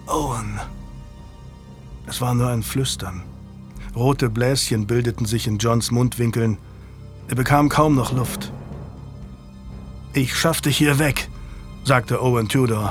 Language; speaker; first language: German; native; German